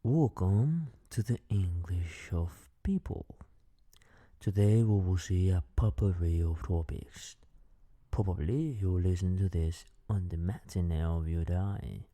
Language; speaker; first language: English; non-native, fluent; Spanish